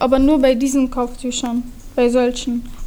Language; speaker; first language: German; early bilingual, other home language; Turkish